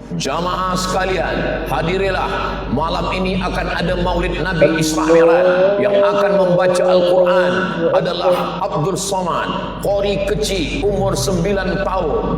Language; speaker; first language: Malay; native; Malay